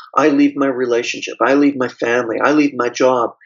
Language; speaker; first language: English; native; English